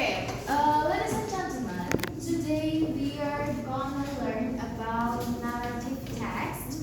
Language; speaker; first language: English; non-native, learner; Indonesian